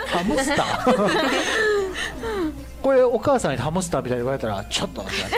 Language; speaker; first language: Japanese; native; Japanese